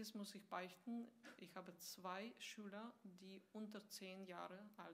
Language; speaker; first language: German; non-native, fluent; Russian